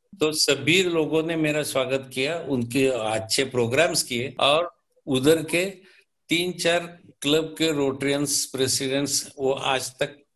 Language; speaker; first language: Hindi; non-native, local second language; Marathi